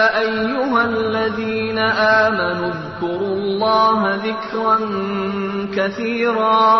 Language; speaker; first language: Arabic; non-native, fluent; Indonesian